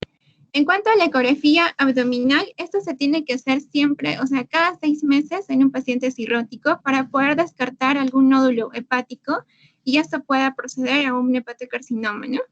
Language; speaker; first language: Spanish; native; Spanish